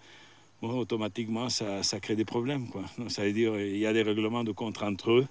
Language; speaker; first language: French; non-native, fluent; Portuguese